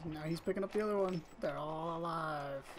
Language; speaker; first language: English; native; English